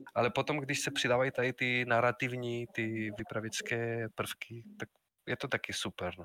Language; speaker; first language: Czech; non-native, fluent; Spanish